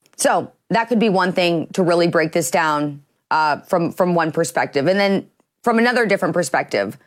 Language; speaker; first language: English; native; English